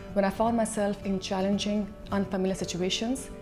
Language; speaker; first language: English; non-native, local second language; Hindi